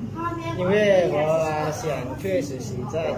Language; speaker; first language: Chinese; non-native, learner; Lao